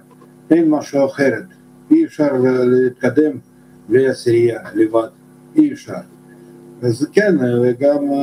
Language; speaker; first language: Hebrew; non-native, fluent; Russian